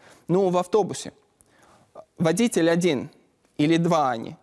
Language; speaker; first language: Russian; non-native, learner; Latvian